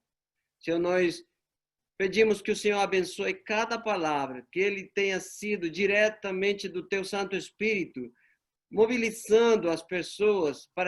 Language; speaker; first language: Portuguese; non-native, fluent; Spanish